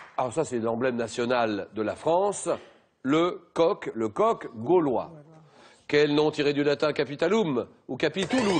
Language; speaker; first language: French; native; French